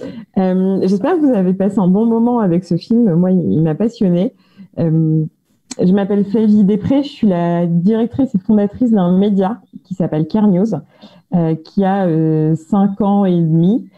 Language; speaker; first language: French; native; French